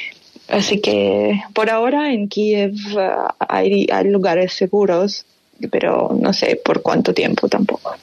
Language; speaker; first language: Spanish; non-native, fluent; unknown